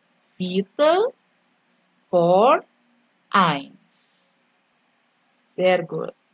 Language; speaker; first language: German; non-native, fluent; Indonesian